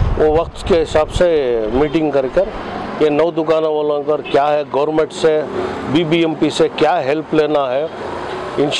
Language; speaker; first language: Hindi; non-native, local second language; Urdu